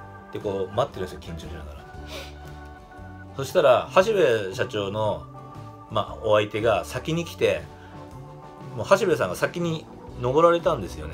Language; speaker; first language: Japanese; native; Japanese